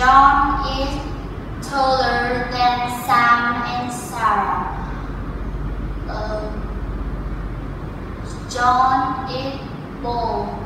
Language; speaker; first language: English; non-native, learner; Vietnamese